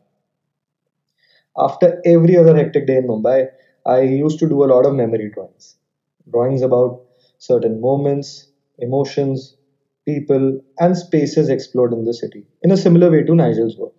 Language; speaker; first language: English; non-native, local second language; Hindi